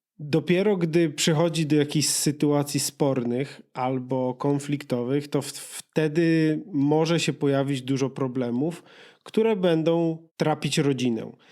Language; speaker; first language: Polish; native; Polish